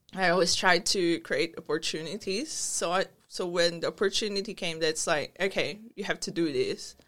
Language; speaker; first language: English; non-native, local second language; Filipino